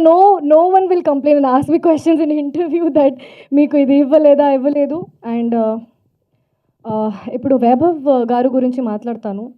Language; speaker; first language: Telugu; non-native, fluent; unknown